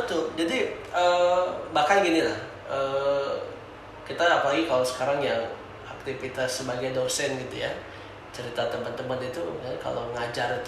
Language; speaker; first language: Indonesian; native; Indonesian